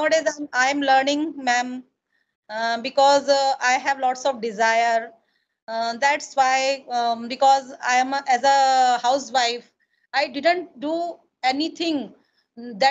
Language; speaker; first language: English; non-native, learner; Hindi